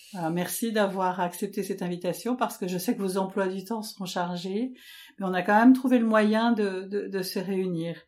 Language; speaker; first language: French; non-native, fluent; Ukrainian